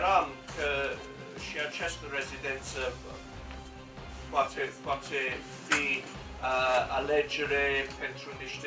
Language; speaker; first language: Romanian; non-native, learner; English